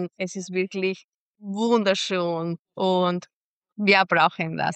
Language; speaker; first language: German; non-native, fluent; Spanish